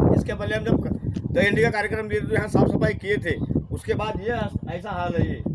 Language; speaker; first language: Hindi; non-native, local second language; Marathi